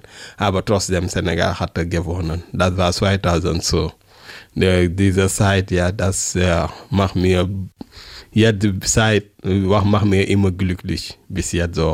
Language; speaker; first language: German; non-native, learner; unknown